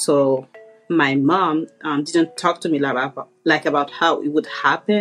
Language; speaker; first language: English; non-native, fluent; French